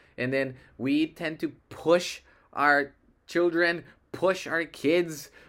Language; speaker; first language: English; early bilingual, other home language; Spanish